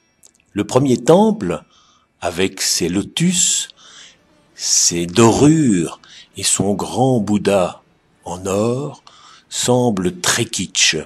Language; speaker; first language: French; native; French